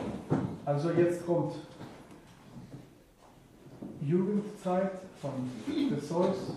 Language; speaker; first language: German; non-native, fluent; Russian